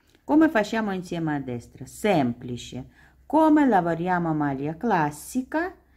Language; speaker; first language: Italian; non-native, learner; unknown